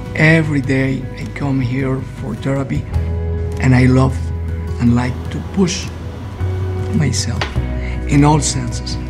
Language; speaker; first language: English; non-native, learner; Spanish